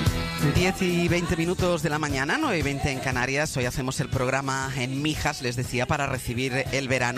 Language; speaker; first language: Spanish; native; Spanish